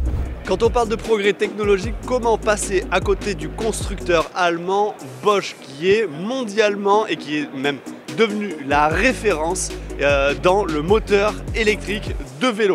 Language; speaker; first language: French; native; French